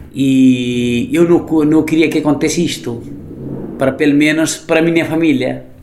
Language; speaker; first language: Portuguese; non-native, fluent; Nepali